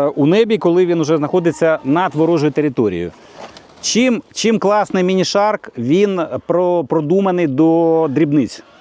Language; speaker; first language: Ukrainian; native; Ukrainian